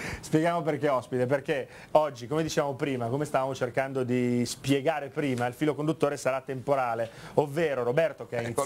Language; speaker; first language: Italian; native; Italian